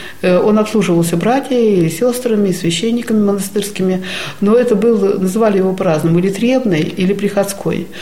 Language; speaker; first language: Russian; native; Russian